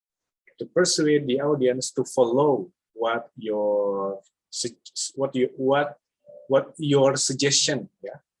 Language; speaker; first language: English; non-native, fluent; Indonesian